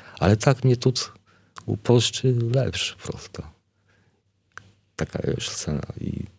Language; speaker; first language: Polish; non-native, learner; Belarusian